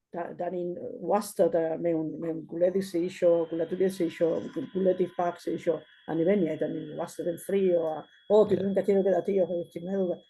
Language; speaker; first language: Welsh; non-native, fluent; Basque